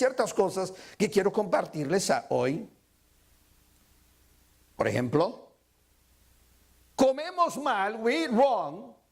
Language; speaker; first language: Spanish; early bilingual, heritage; Spanish